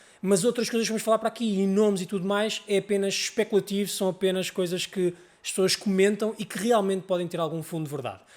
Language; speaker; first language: Portuguese; native; Portuguese